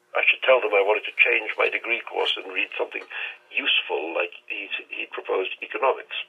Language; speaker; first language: English; non-native, local second language; Urdu